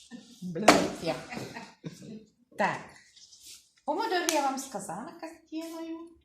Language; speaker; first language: Russian; non-native, learner; Czech